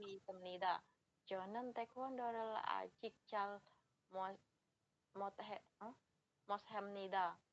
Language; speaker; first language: Korean; non-native, learner; Indonesian